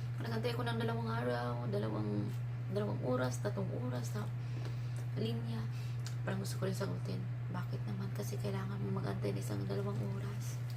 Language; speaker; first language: Filipino; native; Filipino